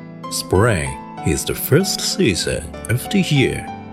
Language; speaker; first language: English; non-native, fluent; Chinese